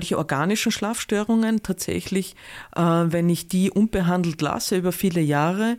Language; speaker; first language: German; native; German